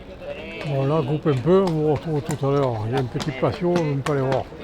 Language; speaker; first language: French; native; French